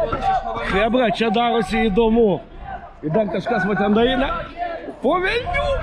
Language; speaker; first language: Lithuanian; native; Lithuanian